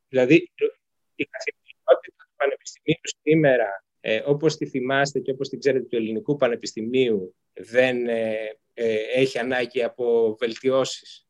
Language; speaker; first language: Greek; native; Greek